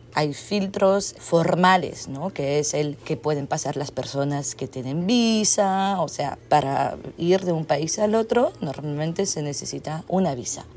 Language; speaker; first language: Spanish; non-native, fluent; French